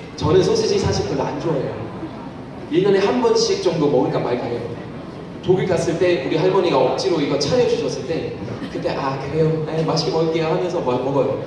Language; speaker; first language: Korean; non-native, fluent; German